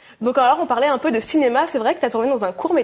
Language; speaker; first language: French; native; French